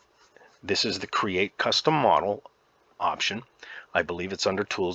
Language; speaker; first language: English; native; English